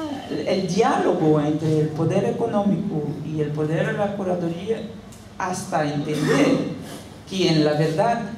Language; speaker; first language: Spanish; non-native, fluent; Portuguese